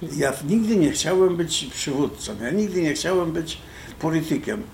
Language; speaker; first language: Polish; native; Polish